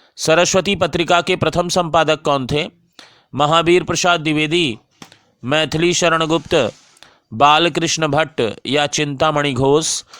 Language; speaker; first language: Hindi; native; Hindi